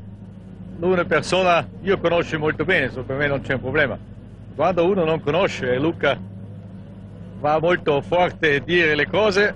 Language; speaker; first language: Italian; non-native, learner; German